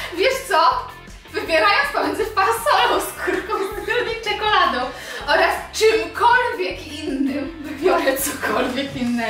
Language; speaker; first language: Polish; native; Polish